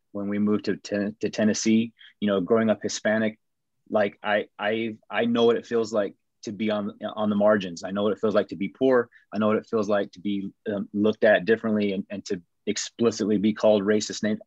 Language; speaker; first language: English; native; English